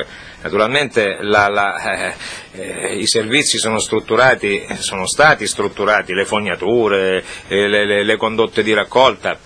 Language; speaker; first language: Italian; native; Italian